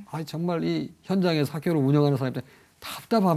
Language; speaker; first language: Korean; native; Korean